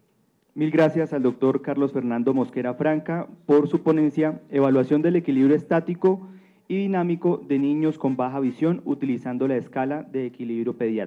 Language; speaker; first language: Spanish; native; Spanish